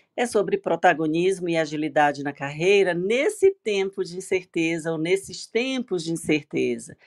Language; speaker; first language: Portuguese; native; Portuguese